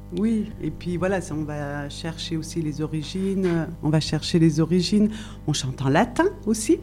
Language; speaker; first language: French; native; French